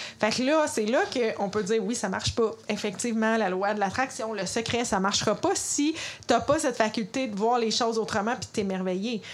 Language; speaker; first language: French; native; French